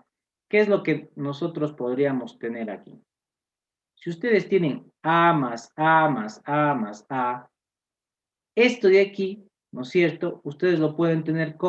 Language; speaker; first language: Spanish; native; Spanish